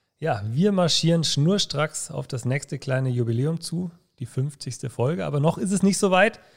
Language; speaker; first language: German; native; German